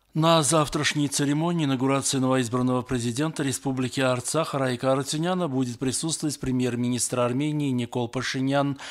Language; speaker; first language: Russian; non-native, local second language; Armenian